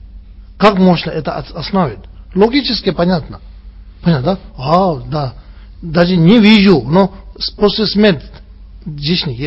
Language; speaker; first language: Russian; non-native, learner; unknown